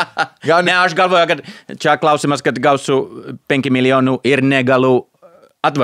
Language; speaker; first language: Lithuanian; non-native, learner; Finnish